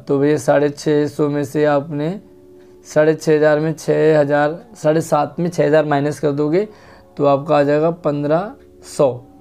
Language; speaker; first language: Hindi; native; Hindi